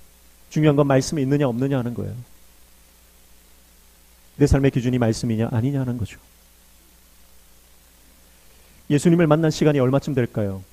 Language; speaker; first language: Korean; native; Korean